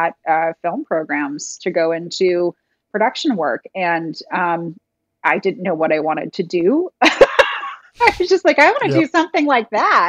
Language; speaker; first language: English; native; English